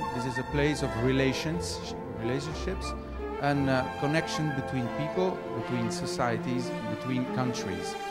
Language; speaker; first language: English; non-native, fluent; Italian